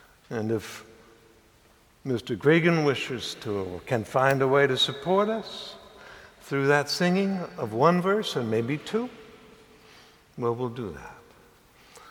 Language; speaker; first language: English; native; English